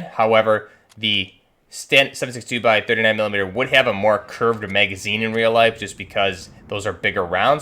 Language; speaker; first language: English; native; English